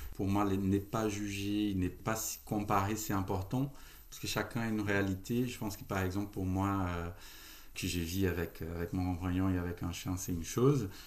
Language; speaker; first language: French; non-native, fluent; Portuguese